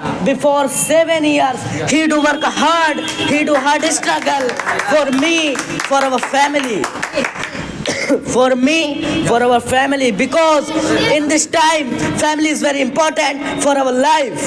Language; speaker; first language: English; non-native, learner; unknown